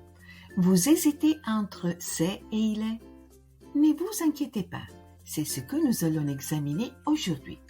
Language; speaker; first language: French; non-native, fluent; Italian